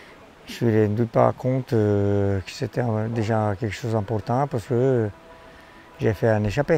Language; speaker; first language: French; non-native, fluent; Italian